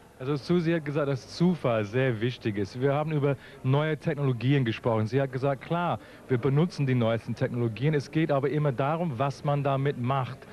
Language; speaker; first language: German; native; German